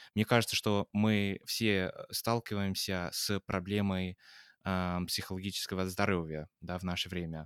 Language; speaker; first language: Russian; non-native, fluent; English